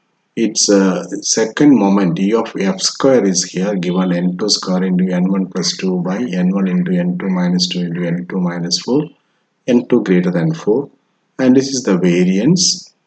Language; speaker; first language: English; non-native, local second language; Malayalam